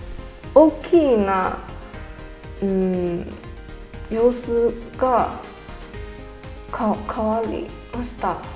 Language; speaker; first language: Japanese; non-native, learner; Chinese